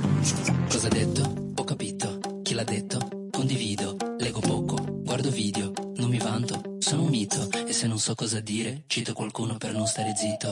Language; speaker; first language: Italian; native; Italian